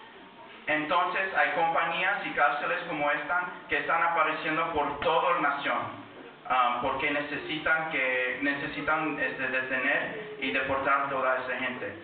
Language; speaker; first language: Spanish; early bilingual, heritage; Spanish